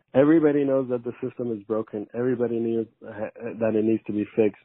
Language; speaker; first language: English; early bilingual, other home language; Persian